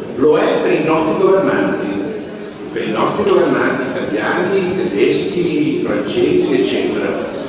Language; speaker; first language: Italian; native; Italian